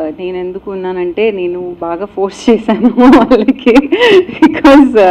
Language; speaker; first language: Telugu; non-native, learner; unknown